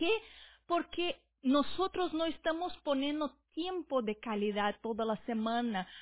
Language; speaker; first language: Spanish; non-native, fluent; Portuguese